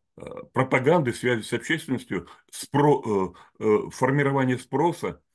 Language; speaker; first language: Russian; native; Russian